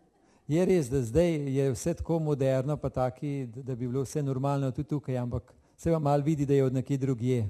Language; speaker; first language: Slovenian; native; Slovenian